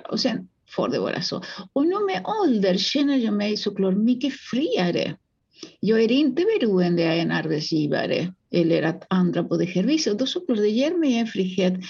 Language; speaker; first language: Swedish; non-native, fluent; Spanish